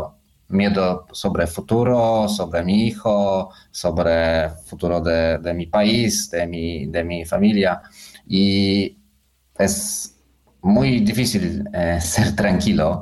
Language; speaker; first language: Spanish; non-native, fluent; Polish